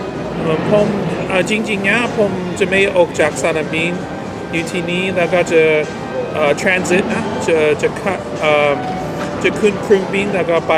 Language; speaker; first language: Thai; non-native, fluent; English